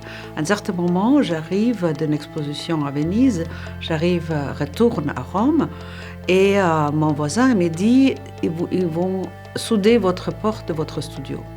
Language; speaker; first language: French; non-native, fluent; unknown